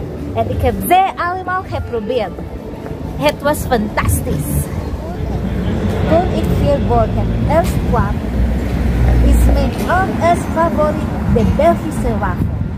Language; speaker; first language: Dutch; non-native, learner; Filipino